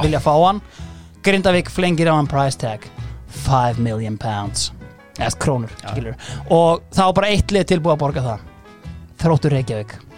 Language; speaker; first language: Icelandic; native; Icelandic